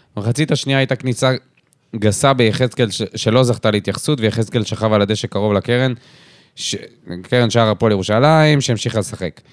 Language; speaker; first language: Hebrew; native; Hebrew